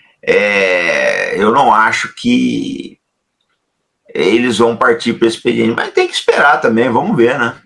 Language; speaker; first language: Portuguese; native; Portuguese